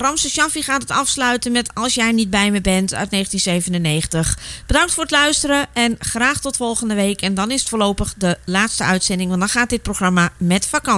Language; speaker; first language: Dutch; native; Dutch